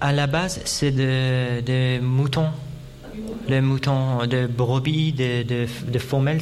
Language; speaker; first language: French; non-native, fluent; Persian